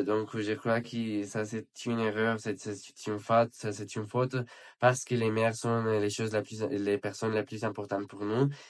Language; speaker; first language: French; non-native, learner; Spanish